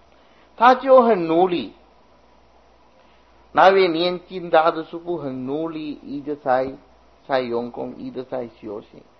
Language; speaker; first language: Chinese; non-native, fluent; Sinhala